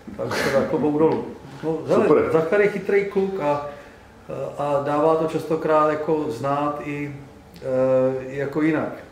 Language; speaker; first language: Czech; native; Czech